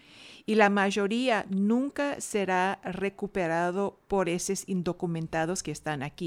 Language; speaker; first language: Spanish; non-native, fluent; English